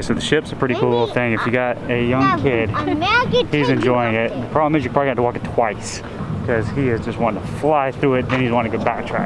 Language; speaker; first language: English; native; English